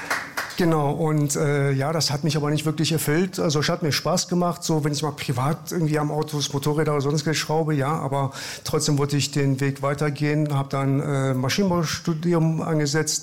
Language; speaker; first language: German; early bilingual, other home language; Persian